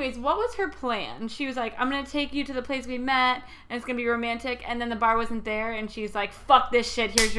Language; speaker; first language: English; native; English